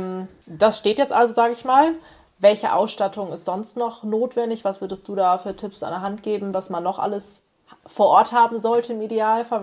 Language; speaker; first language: German; native; German